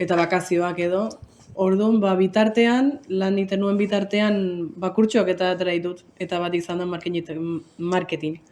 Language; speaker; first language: Basque; early bilingual, other home language; Spanish